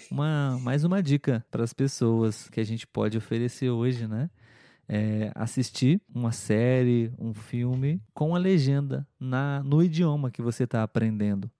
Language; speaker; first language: Portuguese; native; Portuguese